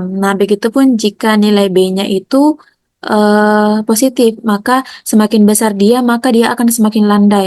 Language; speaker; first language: Indonesian; native; Indonesian